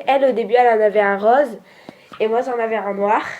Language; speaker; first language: French; native; French